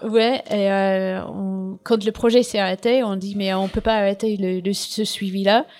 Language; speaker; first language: French; non-native, fluent; English